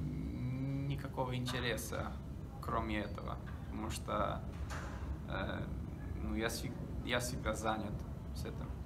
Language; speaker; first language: Russian; non-native, learner; English